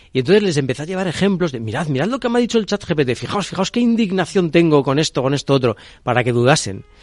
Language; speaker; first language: Spanish; native; Spanish